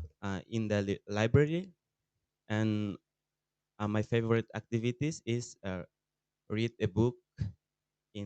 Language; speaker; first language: English; non-native, learner; Tetum